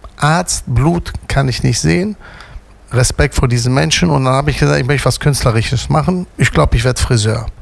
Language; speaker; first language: German; native; German